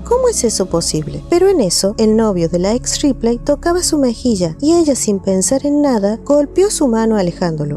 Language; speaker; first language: Spanish; native; Spanish